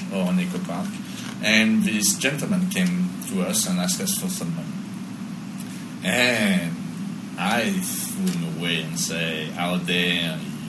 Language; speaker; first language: English; non-native, fluent; French